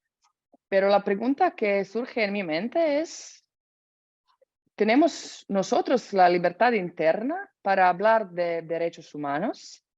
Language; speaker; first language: Spanish; non-native, fluent; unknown